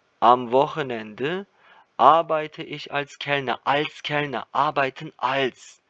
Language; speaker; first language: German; non-native, fluent; Turkish